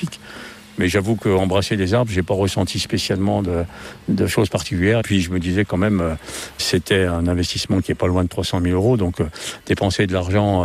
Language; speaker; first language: French; native; French